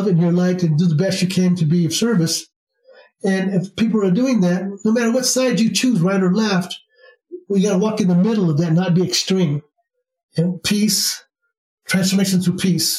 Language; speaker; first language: English; native; English